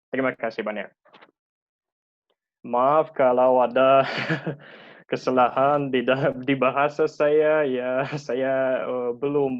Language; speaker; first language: Indonesian; non-native, fluent; Russian